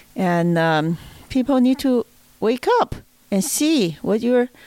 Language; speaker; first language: English; non-native, fluent; Chinese